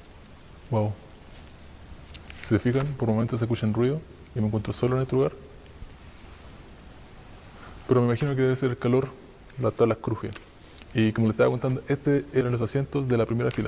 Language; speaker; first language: Spanish; native; Spanish